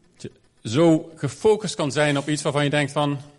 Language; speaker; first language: Dutch; native; Dutch